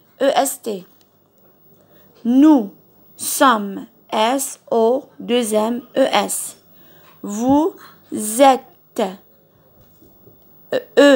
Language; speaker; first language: French; non-native, local second language; Arabic